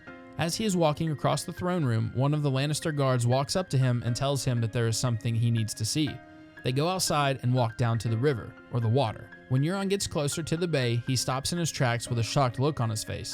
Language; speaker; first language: English; native; English